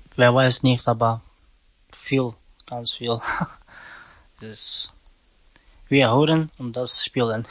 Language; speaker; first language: German; non-native, learner; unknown